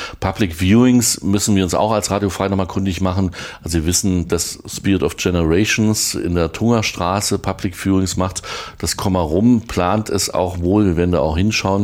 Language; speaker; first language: German; native; German